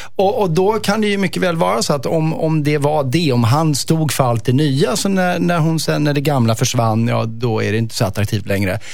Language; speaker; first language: Swedish; native; Swedish